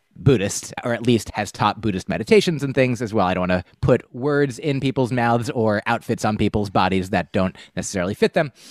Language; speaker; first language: English; native; English